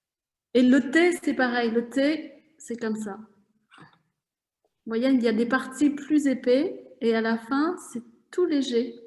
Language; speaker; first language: French; non-native, fluent; Vietnamese